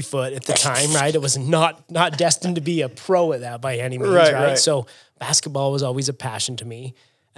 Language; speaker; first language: English; native; English